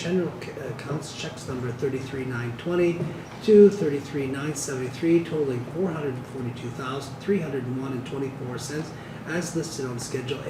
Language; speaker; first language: English; native; English